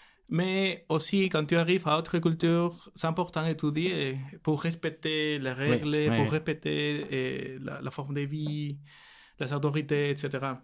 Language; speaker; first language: French; non-native, learner; Spanish